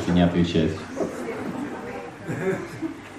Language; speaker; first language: Russian; native; Russian